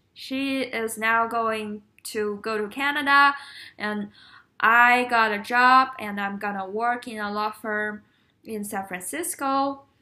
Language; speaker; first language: English; non-native, fluent; Chinese